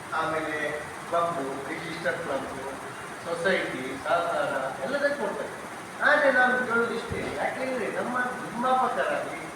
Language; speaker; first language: Kannada; non-native, local second language; Tulu